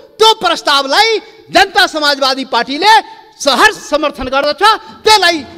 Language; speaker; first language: Nepali; non-native, local second language; Maithili